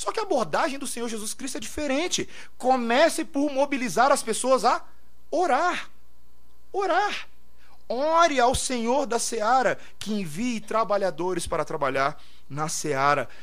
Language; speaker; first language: Portuguese; native; Portuguese